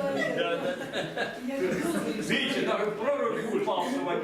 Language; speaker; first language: Russian; native; Russian